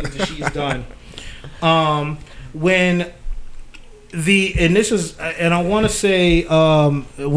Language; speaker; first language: English; native; English